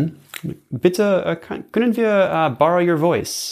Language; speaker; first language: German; non-native, learner; English